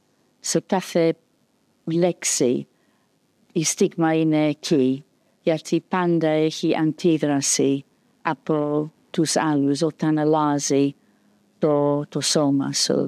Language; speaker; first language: Greek; non-native, fluent; English